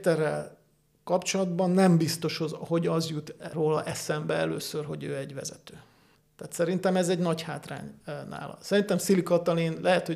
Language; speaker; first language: Hungarian; native; Hungarian